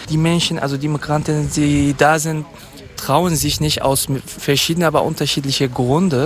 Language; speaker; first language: German; non-native, fluent; Kurdish